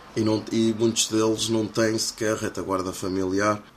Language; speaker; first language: Portuguese; native; Portuguese